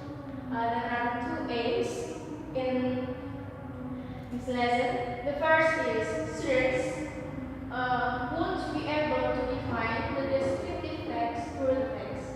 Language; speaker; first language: English; non-native, learner; Indonesian